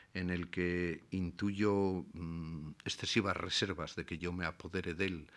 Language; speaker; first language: Spanish; native; Spanish